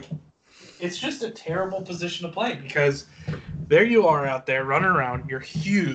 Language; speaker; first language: English; native; English